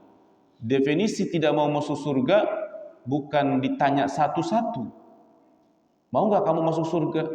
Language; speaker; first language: Indonesian; native; Indonesian